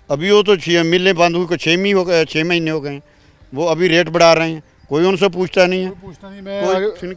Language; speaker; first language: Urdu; non-native, local second language; Punjabi